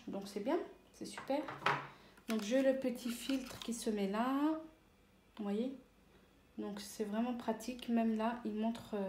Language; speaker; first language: French; native; French